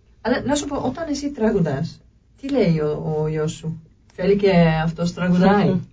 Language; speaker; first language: Greek; non-native, learner; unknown